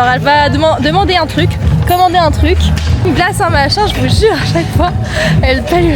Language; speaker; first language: French; native; French